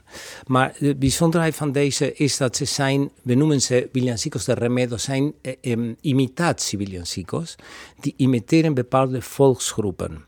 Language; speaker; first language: Dutch; non-native, fluent; Spanish